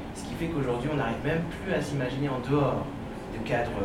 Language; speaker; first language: French; native; French